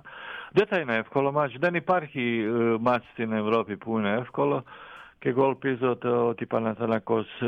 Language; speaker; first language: Greek; non-native, fluent; Croatian